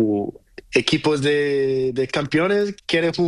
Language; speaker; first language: Spanish; non-native, learner; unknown